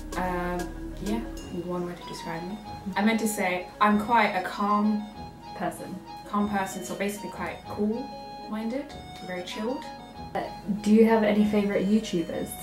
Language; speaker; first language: English; native; English